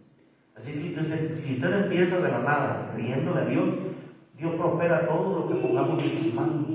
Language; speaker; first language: Spanish; native; Spanish